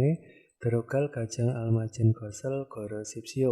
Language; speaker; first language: Korean; non-native, fluent; Indonesian